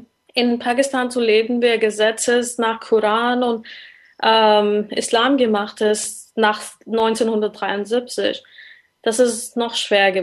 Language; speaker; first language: German; non-native, learner; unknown